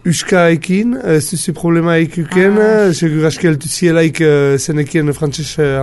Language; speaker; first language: Basque; native; Basque